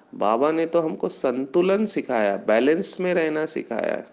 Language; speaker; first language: Hindi; non-native, local second language; Marathi